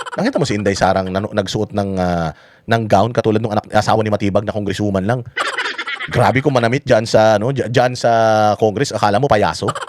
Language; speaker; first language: Filipino; non-native, local second language; Iloko